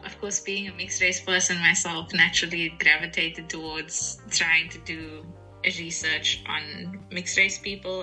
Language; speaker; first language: English; native; English